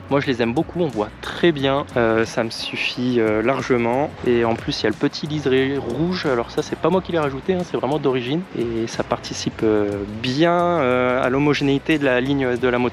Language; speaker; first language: French; native; French